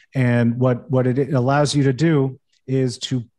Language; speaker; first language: English; native; English